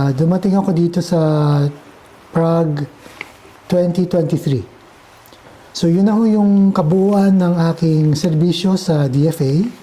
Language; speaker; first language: Filipino; early bilingual, heritage; Filipino